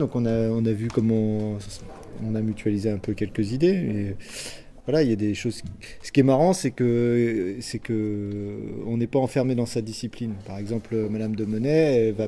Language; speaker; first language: French; native; French